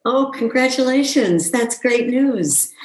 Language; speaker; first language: English; native; English